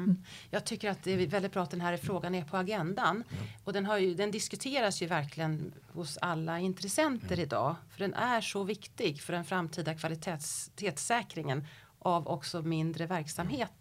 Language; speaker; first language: Swedish; native; Swedish